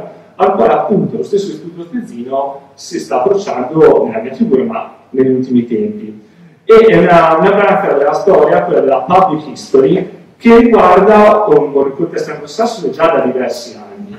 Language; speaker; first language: Italian; native; Italian